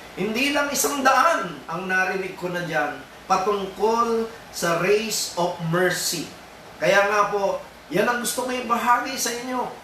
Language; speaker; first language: Filipino; native; Filipino